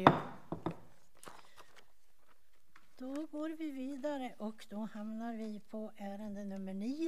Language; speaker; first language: Swedish; native; Swedish